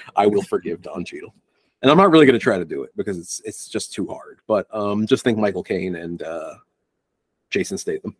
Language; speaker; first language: English; native; English